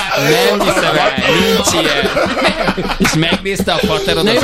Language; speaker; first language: Hungarian; native; Hungarian